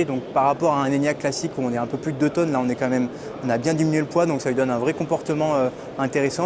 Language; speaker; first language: French; native; French